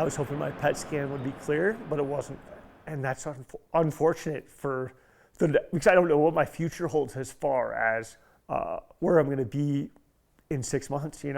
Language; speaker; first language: English; native; English